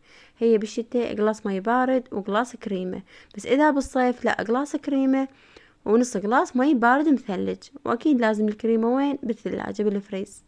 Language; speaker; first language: Arabic; native; Arabic